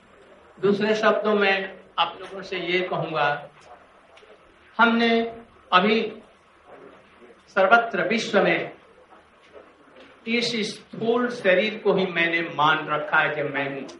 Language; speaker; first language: Hindi; native; Hindi